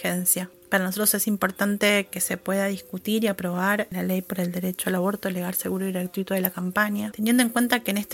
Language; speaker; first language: Spanish; native; Spanish